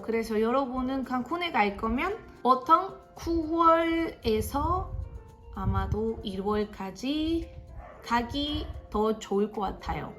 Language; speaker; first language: Korean; non-native, fluent; Spanish